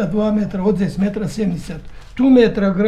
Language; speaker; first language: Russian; non-native, local second language; Georgian